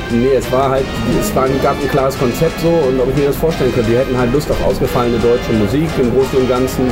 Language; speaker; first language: German; native; German